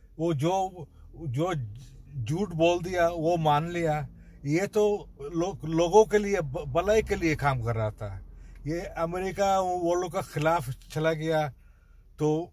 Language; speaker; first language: Hindi; non-native, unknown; Bangla